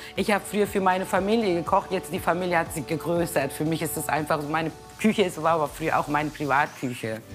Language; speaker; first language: German; non-native, fluent; Kurdish